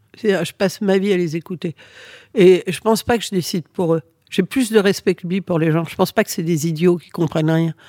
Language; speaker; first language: French; early bilingual, other home language; Spanish